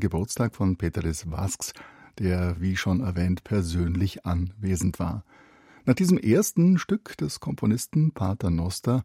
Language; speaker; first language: German; native; German